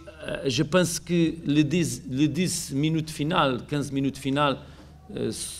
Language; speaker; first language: French; non-native, learner; Portuguese